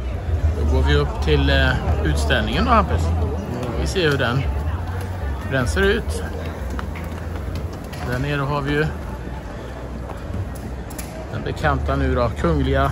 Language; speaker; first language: Swedish; native; Swedish